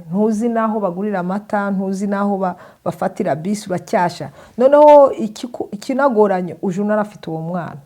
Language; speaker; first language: Kinyarwanda; early bilingual, heritage; Kinyarwanda